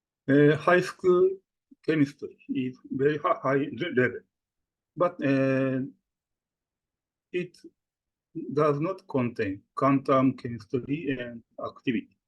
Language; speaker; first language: English; non-native, fluent; Japanese